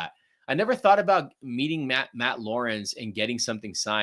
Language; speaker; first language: English; native; English